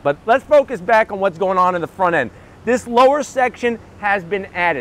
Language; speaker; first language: English; native; English